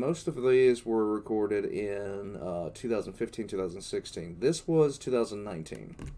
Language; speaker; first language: English; native; English